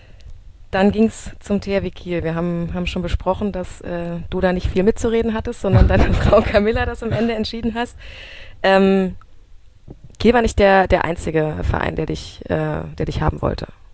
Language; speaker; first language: German; native; German